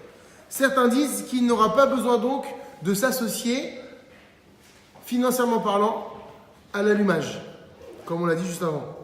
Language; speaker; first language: French; native; French